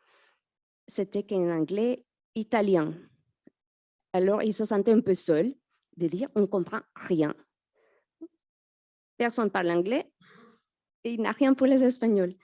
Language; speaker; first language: French; non-native, fluent; Spanish